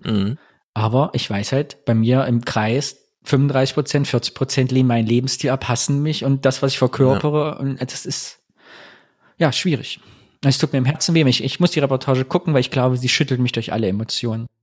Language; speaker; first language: German; native; German